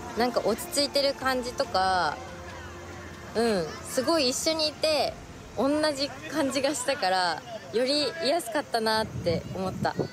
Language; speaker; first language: Japanese; native; Japanese